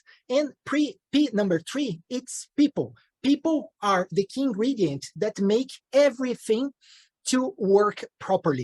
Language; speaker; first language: English; non-native, fluent; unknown